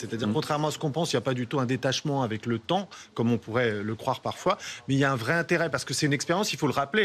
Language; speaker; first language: French; native; French